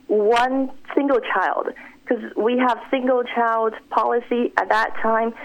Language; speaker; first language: English; non-native, fluent; Chinese